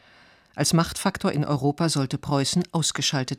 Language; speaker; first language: German; native; German